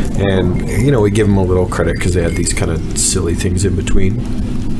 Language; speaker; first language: English; native; English